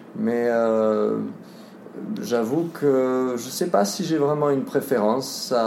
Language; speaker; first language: French; native; French